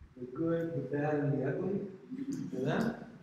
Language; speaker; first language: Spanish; non-native, fluent; English